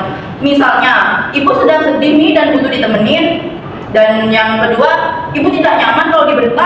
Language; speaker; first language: Indonesian; native; Indonesian